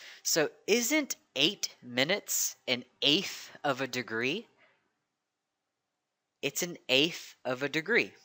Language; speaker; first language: English; native; English